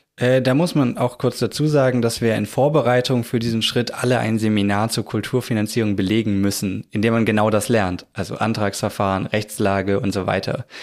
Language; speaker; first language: German; native; German